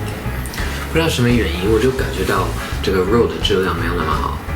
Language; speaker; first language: Chinese; non-native, fluent; English